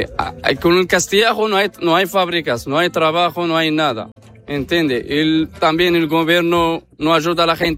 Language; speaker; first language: Spanish; non-native, learner; Arabic